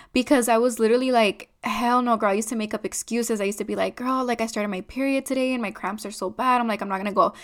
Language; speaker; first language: English; non-native, fluent; Spanish